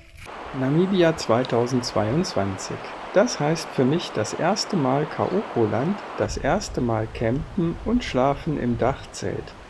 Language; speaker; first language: German; native; German